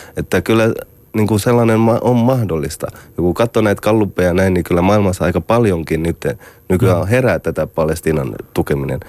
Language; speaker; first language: Finnish; non-native, fluent; Arabic